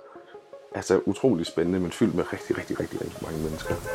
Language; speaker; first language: Danish; native; Danish